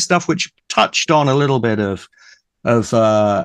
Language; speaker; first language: English; native; English